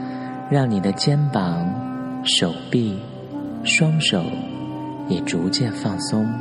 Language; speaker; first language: Chinese; native; Chinese